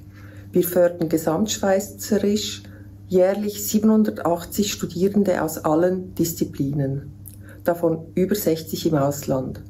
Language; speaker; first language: German; native; German